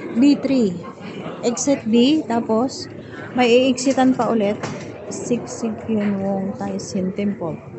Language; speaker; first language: Filipino; non-native, local second language; Iloko